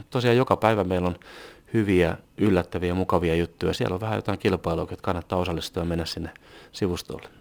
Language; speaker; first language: Finnish; native; Finnish